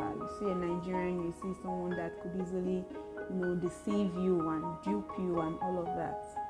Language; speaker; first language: English; non-native, local second language; Igbo